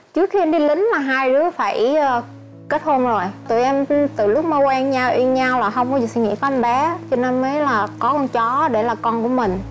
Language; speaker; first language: Vietnamese; native; Vietnamese